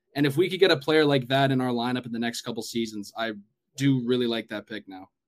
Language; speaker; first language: English; native; English